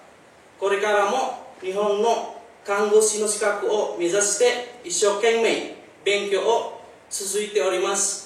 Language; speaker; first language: Japanese; non-native, learner; Indonesian